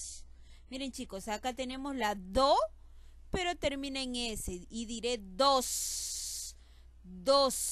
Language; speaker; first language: Spanish; native; Spanish